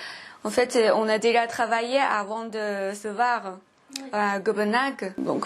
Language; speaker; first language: French; non-native, fluent; Chinese